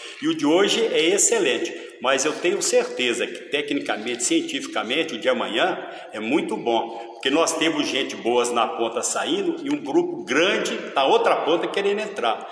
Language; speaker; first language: Portuguese; native; Portuguese